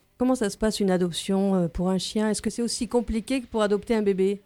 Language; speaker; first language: French; native; French